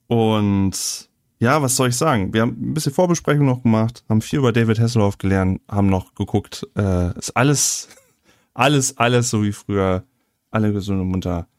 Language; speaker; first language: German; native; German